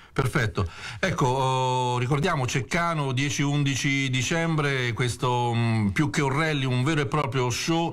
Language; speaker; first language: Italian; native; Italian